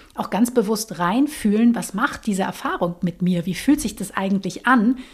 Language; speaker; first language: German; native; German